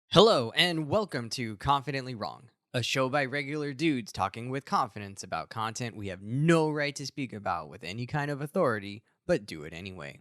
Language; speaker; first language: English; native; English